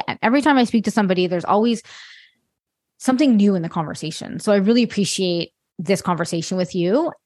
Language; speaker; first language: English; non-native, fluent; French